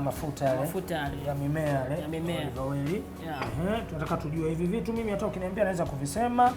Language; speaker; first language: Swahili; native; Swahili